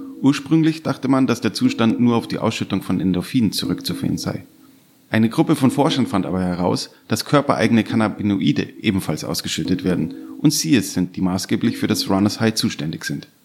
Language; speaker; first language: German; native; German